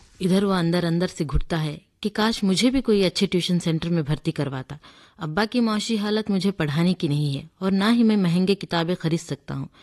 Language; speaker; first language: Hindi; native; Hindi